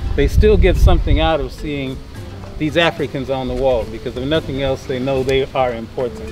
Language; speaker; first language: English; native; English